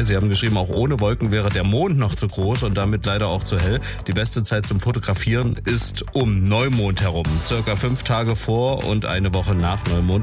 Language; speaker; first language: German; native; German